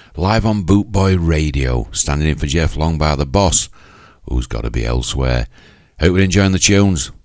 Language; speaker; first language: English; native; English